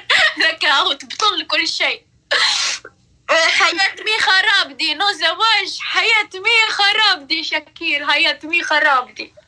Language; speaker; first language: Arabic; non-native, learner; Pashto